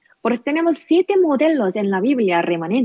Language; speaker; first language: Spanish; non-native, learner; Korean